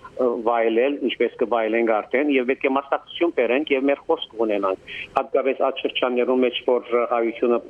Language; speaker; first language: Armenian; early bilingual, heritage; Armenian